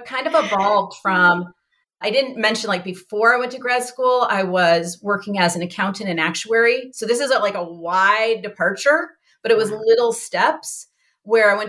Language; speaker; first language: English; native; English